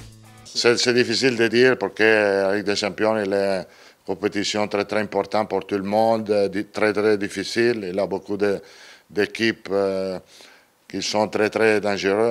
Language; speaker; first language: French; non-native, learner; Italian